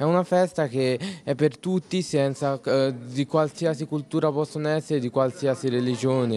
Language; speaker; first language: Italian; non-native, fluent; Bangla